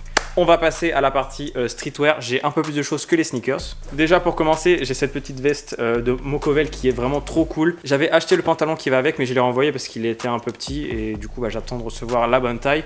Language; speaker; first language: French; native; French